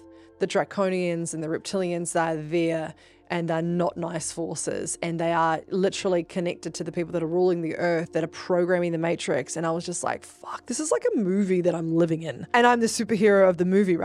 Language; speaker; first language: English; native; English